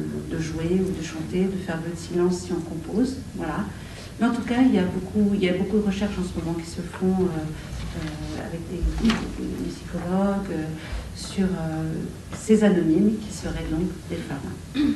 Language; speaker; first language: French; native; French